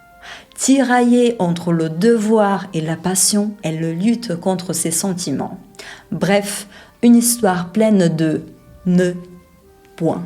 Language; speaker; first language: French; non-native, fluent; Portuguese